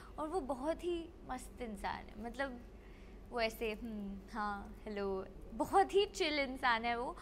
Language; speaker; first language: Hindi; non-native, local second language; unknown